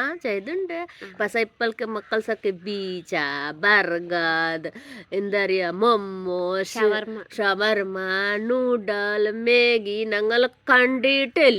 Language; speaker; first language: Malayalam; non-native, learner; Hindi